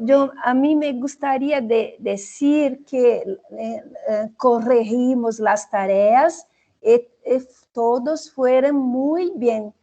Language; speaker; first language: Spanish; non-native, fluent; Portuguese